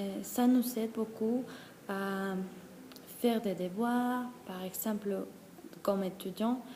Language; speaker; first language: French; non-native, learner; Spanish